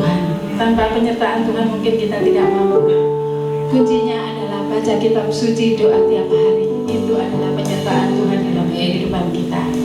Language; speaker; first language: Indonesian; native; Indonesian